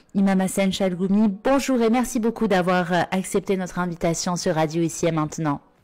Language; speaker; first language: French; native; French